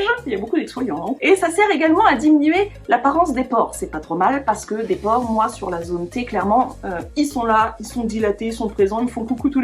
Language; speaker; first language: French; native; French